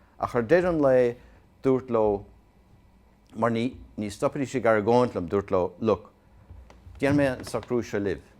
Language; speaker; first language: Irish; native; Irish